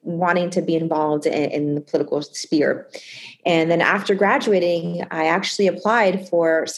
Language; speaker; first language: English; native; English